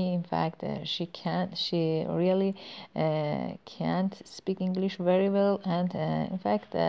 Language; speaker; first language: English; non-native, learner; Persian